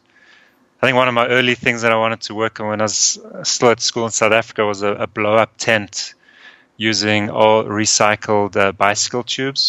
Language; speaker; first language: English; early bilingual, other home language; German